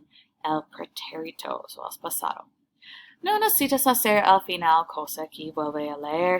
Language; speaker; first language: Spanish; non-native, learner; English